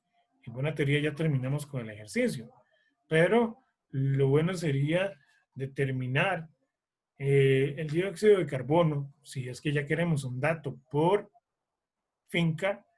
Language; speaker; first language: Spanish; native; Spanish